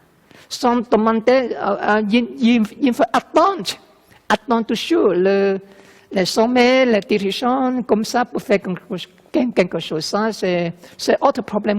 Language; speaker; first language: French; non-native, fluent; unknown